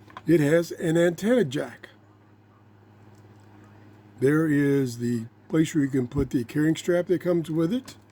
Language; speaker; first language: English; native; English